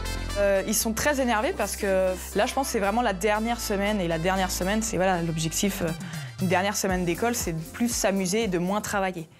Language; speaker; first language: French; native; French